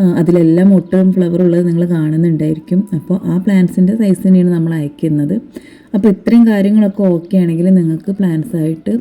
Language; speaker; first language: Malayalam; native; Malayalam